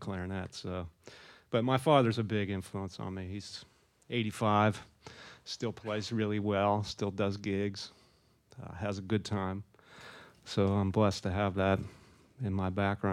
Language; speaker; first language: English; native; English